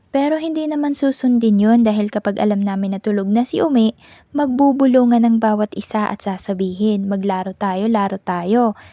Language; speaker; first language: Filipino; non-native, local second language; Maranao